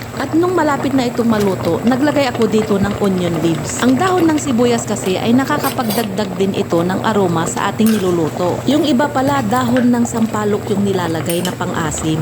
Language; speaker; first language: Filipino; non-native, local second language; Iloko